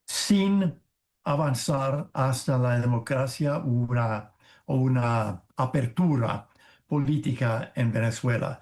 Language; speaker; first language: Spanish; non-native, fluent; English